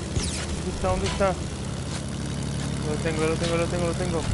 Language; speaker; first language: Spanish; native; Spanish